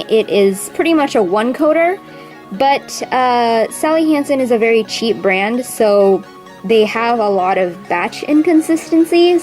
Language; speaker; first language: English; native; English